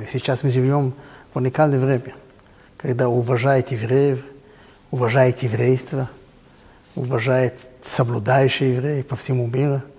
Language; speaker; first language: Russian; non-native, fluent; Hebrew